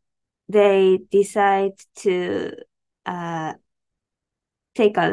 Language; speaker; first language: English; non-native, learner; Japanese